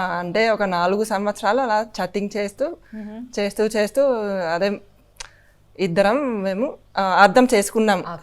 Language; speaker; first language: Telugu; non-native, fluent; Finnish